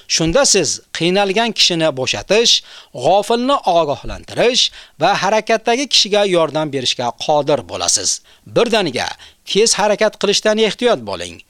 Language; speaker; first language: Uzbek; native; Uzbek